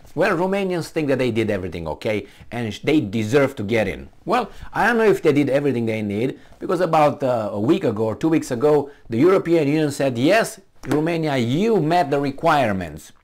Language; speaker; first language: English; non-native, fluent; Romanian